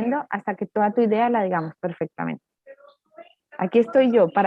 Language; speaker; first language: Spanish; native; Spanish